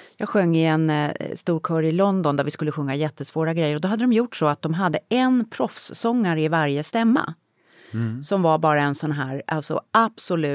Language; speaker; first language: Swedish; native; Swedish